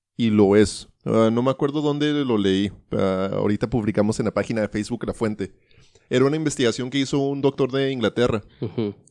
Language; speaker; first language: Spanish; early bilingual, heritage; Spanish